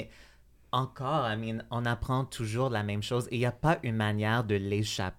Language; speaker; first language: French; native; French